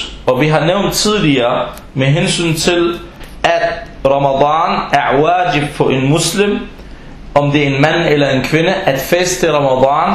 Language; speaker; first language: Danish; non-native, fluent; Arabic